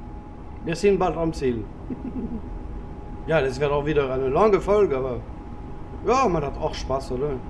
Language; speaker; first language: German; non-native, learner; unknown